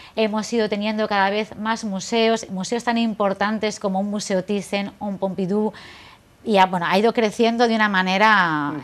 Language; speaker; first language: Spanish; native; Spanish